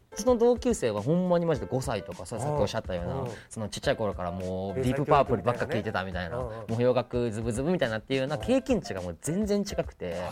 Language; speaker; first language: Japanese; native; Japanese